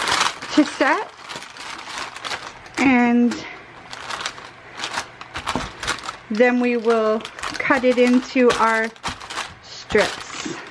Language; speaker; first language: English; native; English